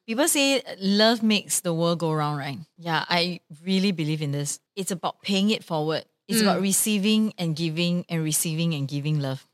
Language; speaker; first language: English; non-native, local second language; Chinese